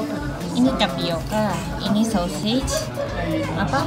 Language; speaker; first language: Indonesian; non-native, learner; Japanese